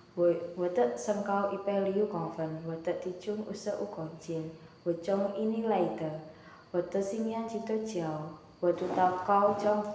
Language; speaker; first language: Chinese; non-native, learner; Indonesian